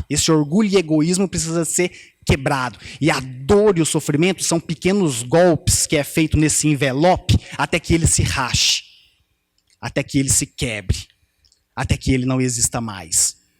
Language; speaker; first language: Portuguese; native; Portuguese